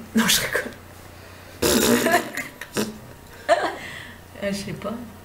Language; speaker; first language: French; native; French